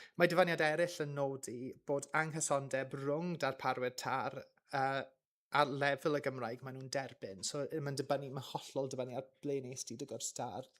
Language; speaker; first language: Welsh; non-native, local second language; English